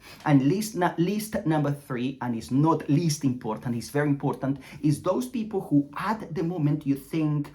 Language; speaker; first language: English; non-native, fluent; Spanish